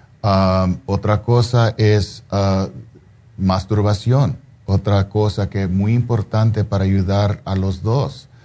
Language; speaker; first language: Spanish; non-native, fluent; English